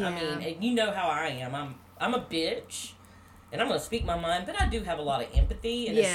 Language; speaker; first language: English; native; English